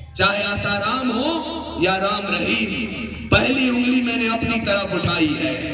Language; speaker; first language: Hindi; native; Hindi